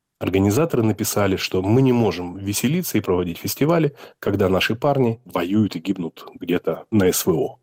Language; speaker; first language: Russian; native; Russian